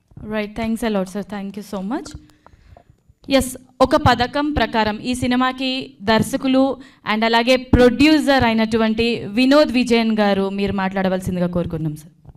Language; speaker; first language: Telugu; native; Telugu